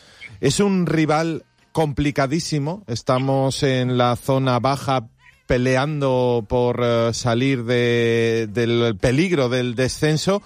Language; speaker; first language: Spanish; native; Spanish